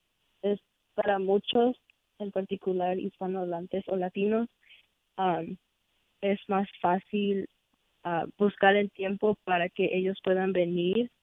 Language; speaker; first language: Spanish; early bilingual, heritage; Spanish